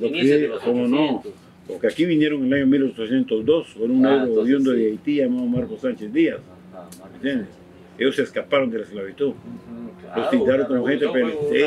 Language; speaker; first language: Spanish; native; Spanish